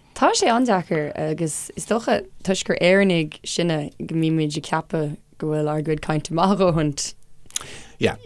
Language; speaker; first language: Irish; non-native, local second language; English